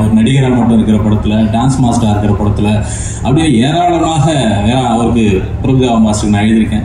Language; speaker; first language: Tamil; native; Tamil